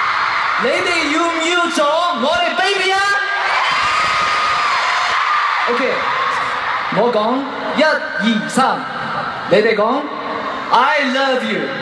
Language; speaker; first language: Cantonese; non-native, learner; Chinese